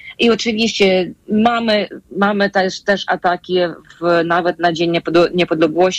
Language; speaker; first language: Polish; non-native, fluent; Ukrainian